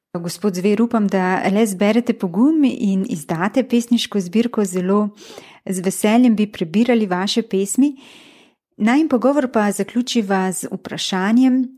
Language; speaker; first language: Slovenian; native; Slovenian